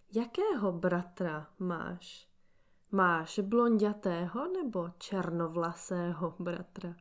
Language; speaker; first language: Czech; native; Czech